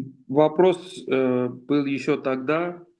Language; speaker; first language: Russian; non-native, fluent; Armenian